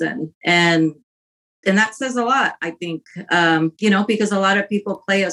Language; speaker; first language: English; native; English